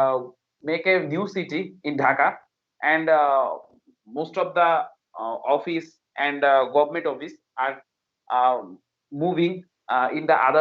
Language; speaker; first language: English; non-native, learner; Bangla